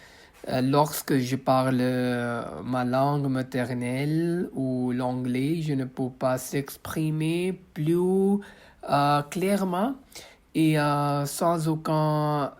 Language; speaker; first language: French; non-native, fluent; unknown